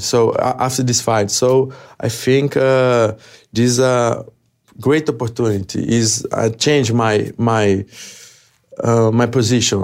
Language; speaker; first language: English; non-native, learner; Portuguese